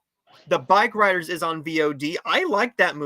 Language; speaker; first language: English; native; English